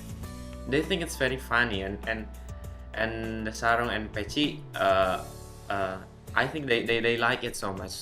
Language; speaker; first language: English; non-native, local second language; Indonesian